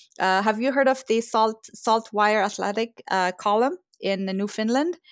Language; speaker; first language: English; non-native, fluent; Persian